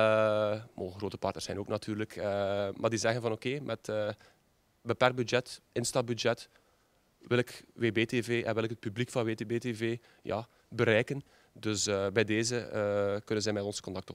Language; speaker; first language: Dutch; native; Dutch